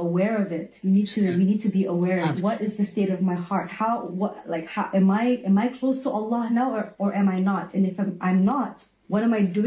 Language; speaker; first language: English; non-native, local second language; Malay